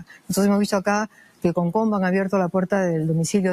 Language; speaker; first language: Spanish; native; Spanish